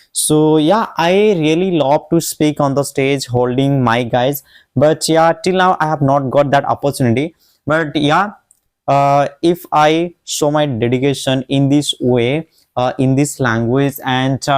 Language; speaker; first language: English; non-native, local second language; Odia